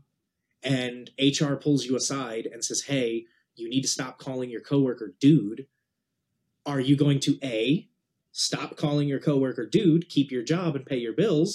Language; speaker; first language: English; native; English